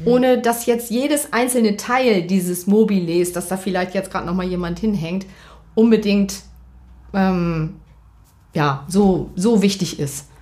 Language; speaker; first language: German; native; German